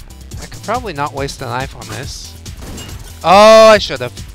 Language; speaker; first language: English; native; English